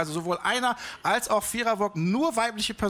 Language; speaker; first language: German; native; German